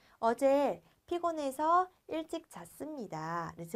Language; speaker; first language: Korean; non-native, fluent; Vietnamese